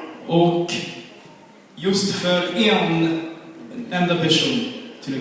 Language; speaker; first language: Swedish; non-native, fluent; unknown